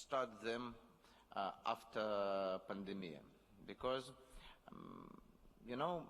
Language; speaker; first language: English; non-native, learner; Russian